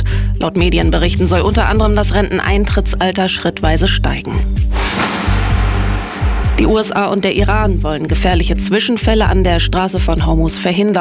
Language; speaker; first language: German; native; German